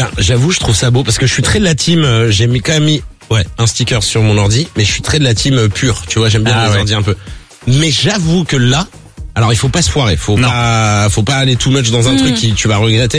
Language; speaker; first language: French; native; French